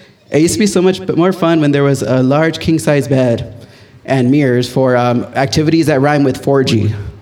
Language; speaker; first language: English; early bilingual, other home language; Spanish